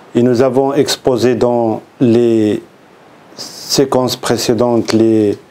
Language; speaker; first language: French; non-native, local second language; Arabic